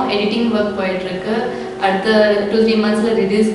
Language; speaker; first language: Tamil; non-native, local second language; Telugu